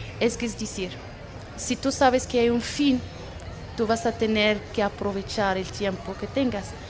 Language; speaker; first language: Spanish; non-native, fluent; Arabic